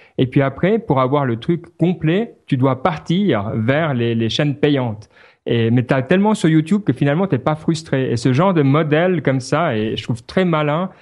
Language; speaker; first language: French; native; French